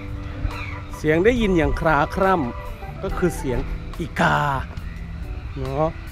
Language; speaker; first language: Thai; native; Thai